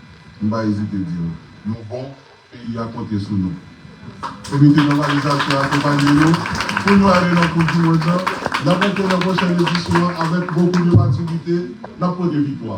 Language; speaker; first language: French; non-native, local second language; Haitian Creole